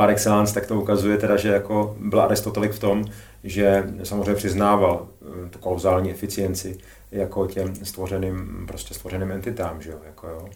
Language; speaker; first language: Czech; native; Czech